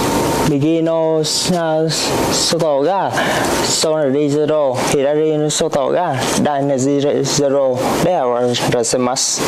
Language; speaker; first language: Japanese; non-native, learner; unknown